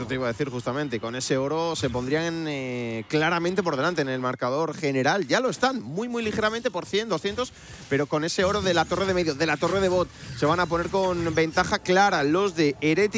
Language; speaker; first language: Spanish; native; Spanish